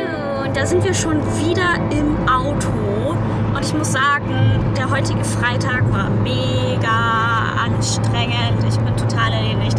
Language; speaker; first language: German; native; German